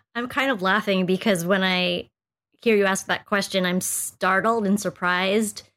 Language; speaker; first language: English; native; English